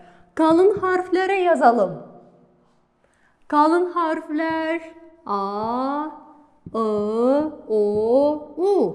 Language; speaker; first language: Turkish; non-native, fluent; Kazakh